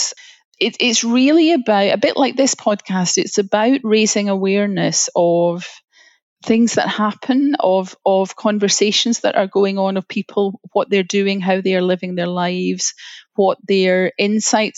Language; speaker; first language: English; native; English